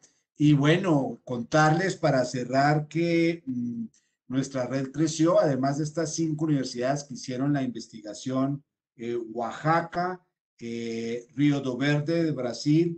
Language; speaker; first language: Spanish; native; Spanish